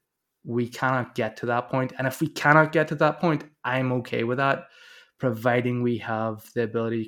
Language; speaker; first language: English; native; English